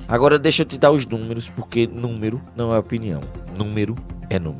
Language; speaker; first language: Portuguese; native; Portuguese